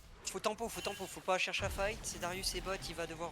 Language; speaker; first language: French; native; French